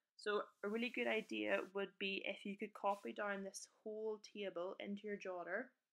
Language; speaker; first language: English; native; English